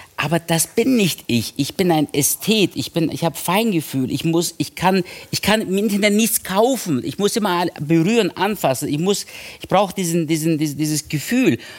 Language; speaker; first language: German; early bilingual, other home language; Turkish